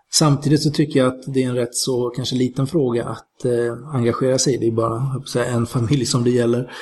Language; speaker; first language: Swedish; native; Swedish